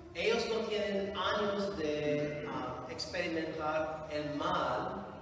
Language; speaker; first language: Spanish; non-native, fluent; English